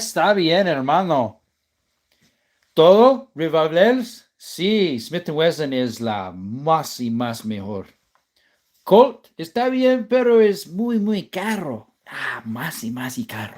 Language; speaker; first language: Spanish; non-native, learner; English